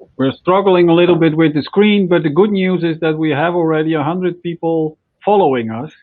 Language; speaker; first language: English; non-native, fluent; Dutch